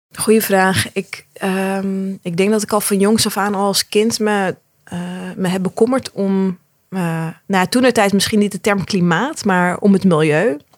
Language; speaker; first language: Dutch; early bilingual, other home language; Arabic